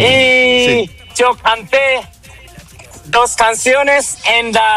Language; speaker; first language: Spanish; non-native, learner; Japanese